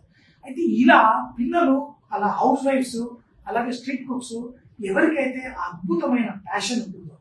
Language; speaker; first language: Telugu; native; Telugu